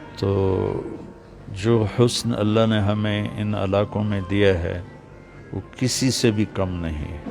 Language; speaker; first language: Urdu; non-native, local second language; Punjabi